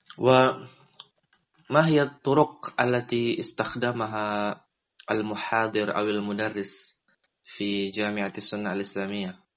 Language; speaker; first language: Arabic; non-native, learner; Indonesian